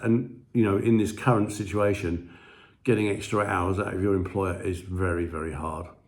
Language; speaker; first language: English; native; English